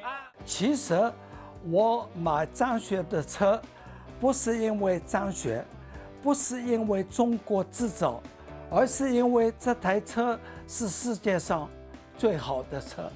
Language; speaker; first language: Chinese; non-native, local second language; Cantonese